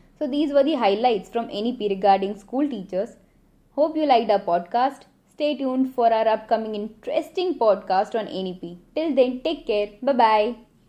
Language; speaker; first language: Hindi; non-native, local second language; Gujarati